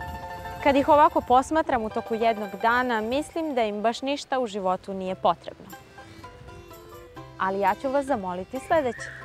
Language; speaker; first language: Serbian; native; Serbian